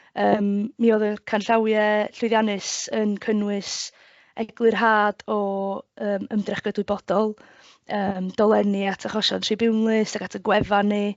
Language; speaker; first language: Welsh; native; Welsh